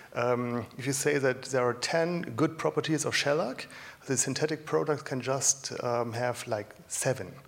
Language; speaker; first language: English; non-native, fluent; German